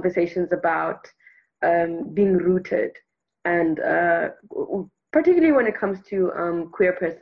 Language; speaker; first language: English; non-native, local second language; Tswana